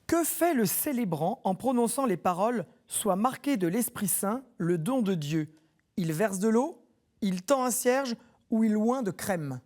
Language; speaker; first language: French; native; French